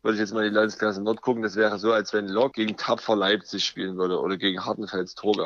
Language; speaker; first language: German; native; German